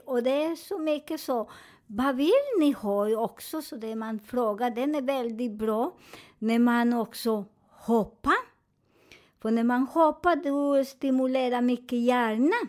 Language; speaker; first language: Swedish; non-native, learner; Spanish